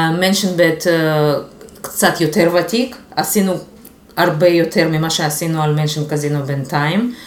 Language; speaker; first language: Hebrew; non-native, fluent; Russian